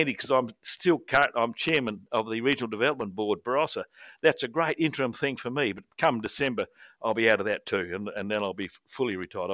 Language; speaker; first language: English; native; English